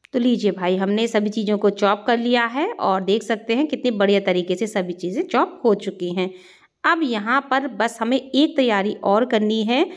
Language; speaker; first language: Hindi; native; Hindi